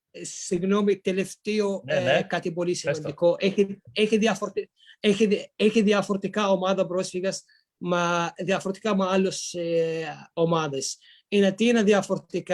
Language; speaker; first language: Greek; non-native, learner; Arabic